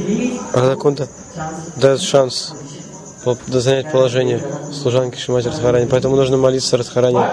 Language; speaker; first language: Russian; non-native, fluent; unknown